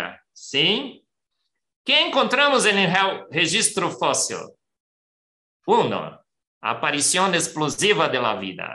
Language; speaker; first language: Spanish; non-native, learner; Portuguese